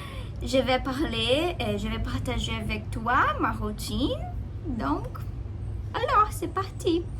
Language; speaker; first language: French; non-native, learner; Portuguese